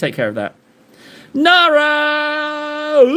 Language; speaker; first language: English; native; English